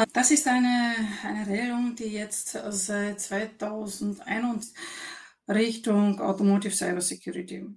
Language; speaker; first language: German; non-native, fluent; Bulgarian